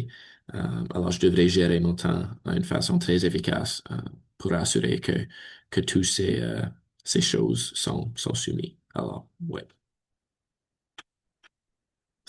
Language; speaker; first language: French; non-native, learner; English